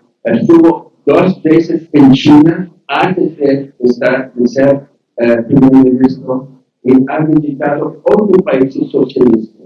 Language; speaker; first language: Spanish; non-native, learner; English